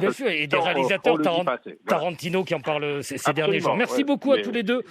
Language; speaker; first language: French; native; French